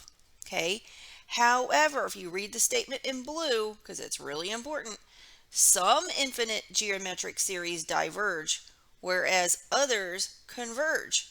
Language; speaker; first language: English; native; English